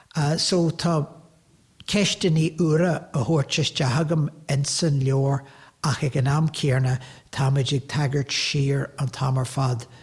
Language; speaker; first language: Irish; native; Irish